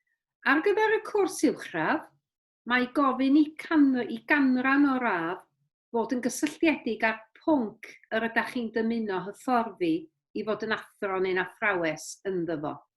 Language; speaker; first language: Welsh; native; Welsh